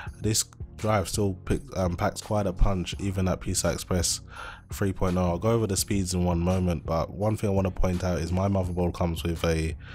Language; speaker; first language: English; native; English